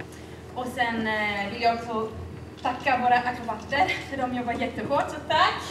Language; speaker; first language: Swedish; non-native, fluent; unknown